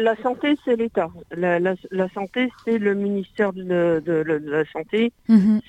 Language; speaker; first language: French; native; French